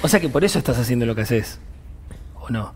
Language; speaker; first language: Spanish; native; Spanish